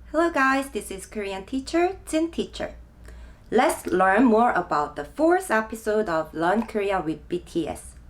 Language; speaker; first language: English; non-native, fluent; Korean